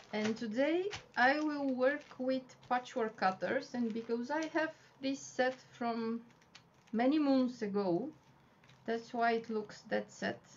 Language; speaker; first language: English; non-native, fluent; Bulgarian